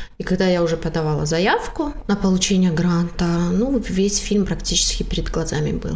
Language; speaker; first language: Russian; non-native, local second language; Tajik